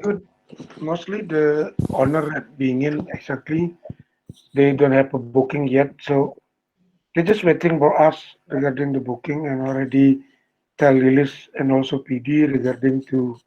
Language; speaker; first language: English; non-native, learner; Indonesian